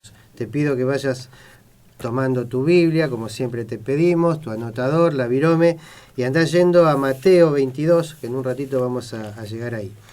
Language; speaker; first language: Spanish; native; Spanish